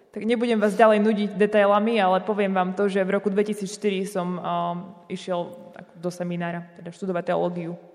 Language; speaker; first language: Slovak; native; Slovak